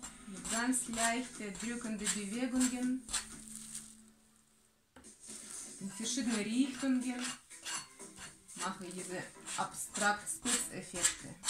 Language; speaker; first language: German; non-native, learner; Russian